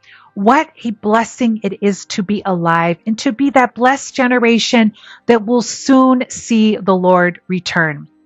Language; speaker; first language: English; native; English